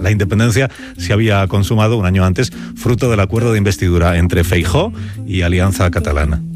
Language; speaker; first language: Spanish; native; Spanish